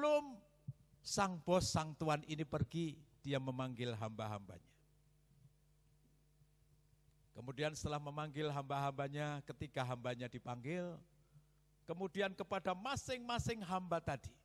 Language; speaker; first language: Indonesian; native; Indonesian